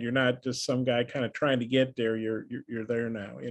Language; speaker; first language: English; native; English